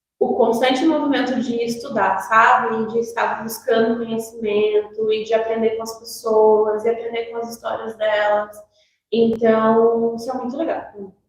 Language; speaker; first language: Portuguese; native; Portuguese